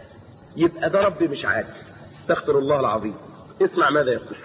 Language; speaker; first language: Arabic; native; Arabic